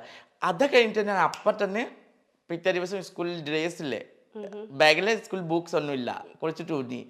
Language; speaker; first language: Malayalam; non-native, learner; Assamese